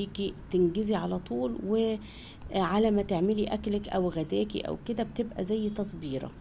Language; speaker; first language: Arabic; native; Arabic